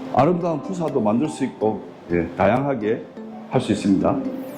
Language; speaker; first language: Korean; native; Korean